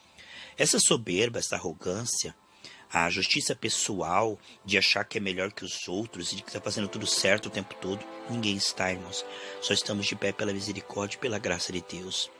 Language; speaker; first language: Portuguese; native; Portuguese